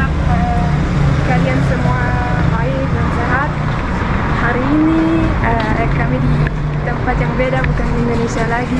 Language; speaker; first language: Indonesian; non-native, learner; English